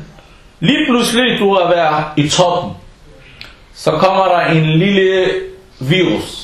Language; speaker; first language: Danish; early bilingual, other home language; Arabic